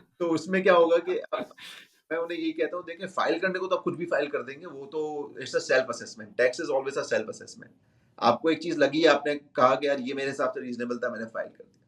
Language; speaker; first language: Urdu; native; Urdu